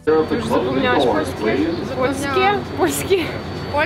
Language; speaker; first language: Polish; non-native, fluent; Russian